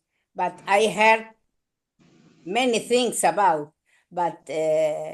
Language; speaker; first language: English; non-native, learner; Spanish